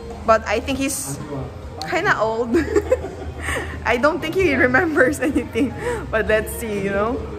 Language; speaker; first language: English; non-native, local second language; Korean